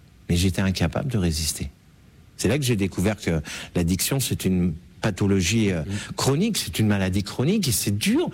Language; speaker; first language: French; native; French